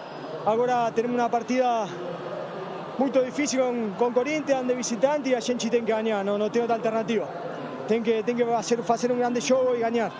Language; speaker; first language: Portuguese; non-native, learner; Spanish